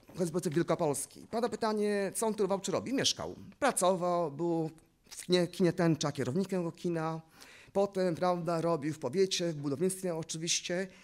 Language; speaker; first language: Polish; native; Polish